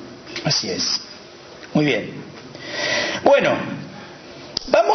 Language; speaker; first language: Spanish; native; Spanish